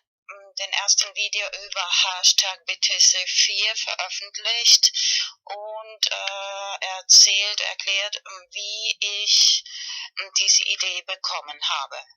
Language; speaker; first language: German; non-native, fluent; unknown